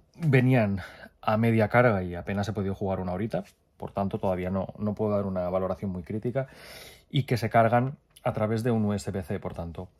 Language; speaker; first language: Spanish; native; Spanish